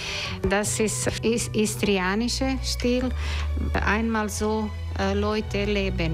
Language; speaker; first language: German; non-native, learner; Croatian